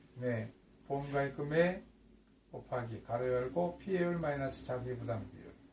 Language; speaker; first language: Korean; native; Korean